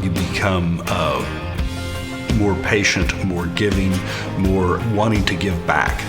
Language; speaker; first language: English; native; English